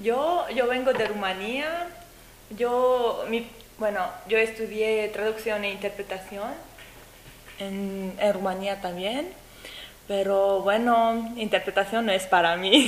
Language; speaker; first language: Spanish; non-native, fluent; English